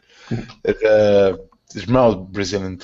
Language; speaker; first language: English; non-native, learner; Portuguese